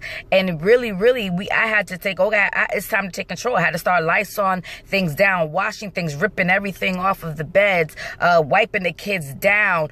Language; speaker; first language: English; native; English